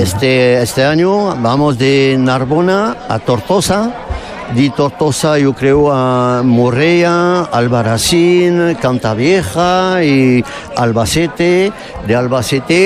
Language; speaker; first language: Spanish; non-native, learner; French